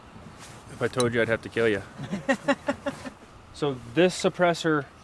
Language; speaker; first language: English; native; English